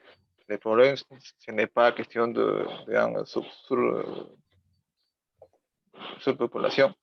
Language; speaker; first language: French; non-native, learner; Spanish